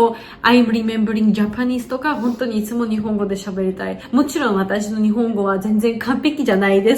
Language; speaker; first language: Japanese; non-native, fluent; Georgian